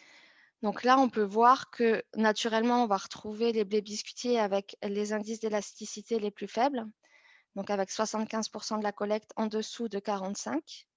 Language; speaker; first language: French; native; French